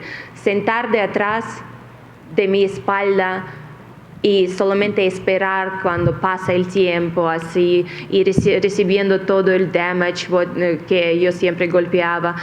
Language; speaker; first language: Spanish; non-native, fluent; Russian